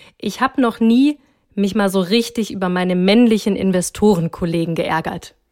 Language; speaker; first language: German; native; German